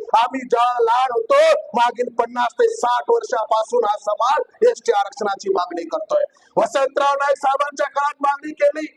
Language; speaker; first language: Marathi; non-native, local second language; Lambadi